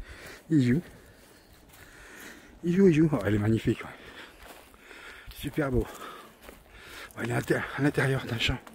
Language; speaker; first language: French; native; French